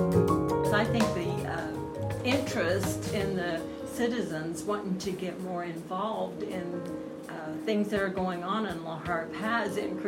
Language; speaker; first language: English; native; English